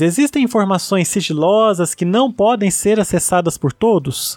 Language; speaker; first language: Portuguese; native; Portuguese